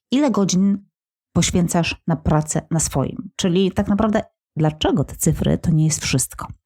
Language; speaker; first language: Polish; native; Polish